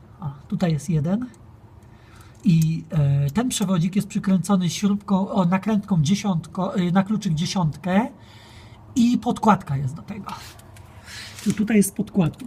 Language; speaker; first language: Polish; native; Polish